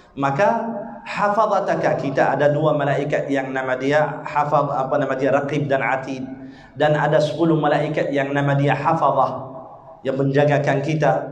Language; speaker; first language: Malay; non-native, fluent; Arabic